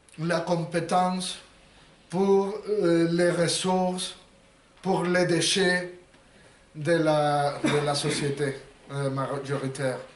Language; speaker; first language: French; non-native, learner; Spanish